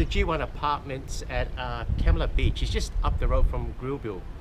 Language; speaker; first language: English; native; English